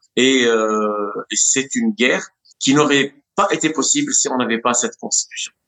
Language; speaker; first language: French; non-native, local second language; Arabic